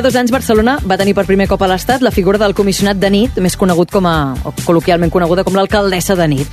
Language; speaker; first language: Catalan; native; Catalan